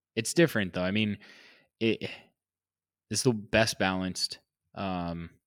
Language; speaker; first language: English; native; English